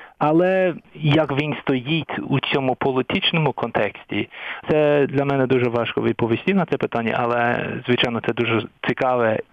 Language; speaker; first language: Ukrainian; non-native, fluent; English